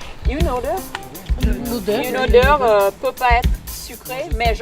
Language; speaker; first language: French; non-native, fluent; English